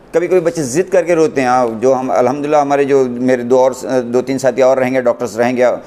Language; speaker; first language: Hindi; non-native, local second language; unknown